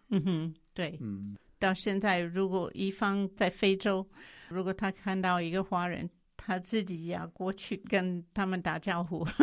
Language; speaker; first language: Chinese; non-native, fluent; English